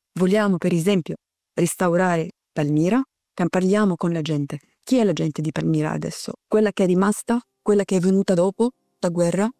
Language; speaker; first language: Italian; non-native, fluent; Arabic